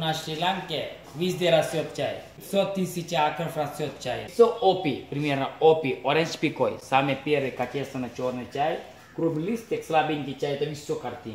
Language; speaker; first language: Russian; non-native, learner; Sinhala